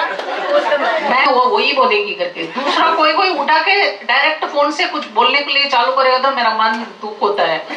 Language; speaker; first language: Hindi; non-native, local second language; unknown